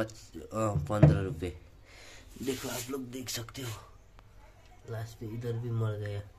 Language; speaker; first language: Hindi; non-native, local second language; Nepali